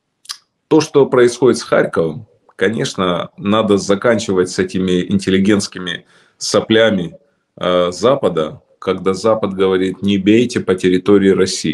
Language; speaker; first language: Russian; native; Russian